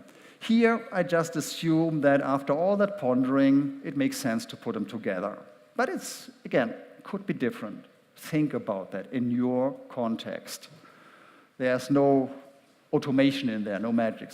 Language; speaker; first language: English; non-native, fluent; German